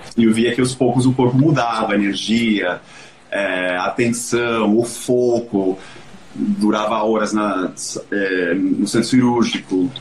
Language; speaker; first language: Portuguese; non-native, fluent; Spanish